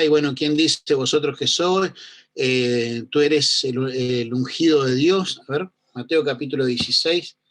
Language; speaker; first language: Spanish; native; Spanish